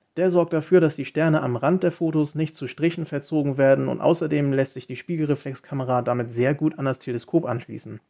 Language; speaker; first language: German; native; German